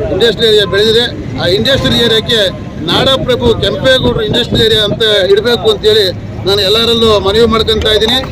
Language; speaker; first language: Kannada; native; Kannada